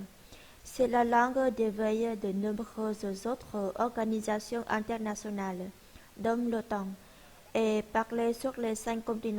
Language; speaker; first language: French; non-native, learner; Vietnamese